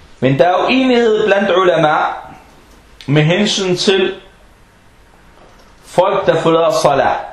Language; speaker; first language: Danish; non-native, fluent; Arabic